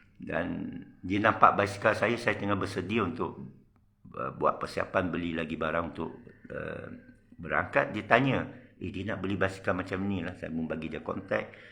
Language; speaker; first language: Malay; non-native, local second language; Chinese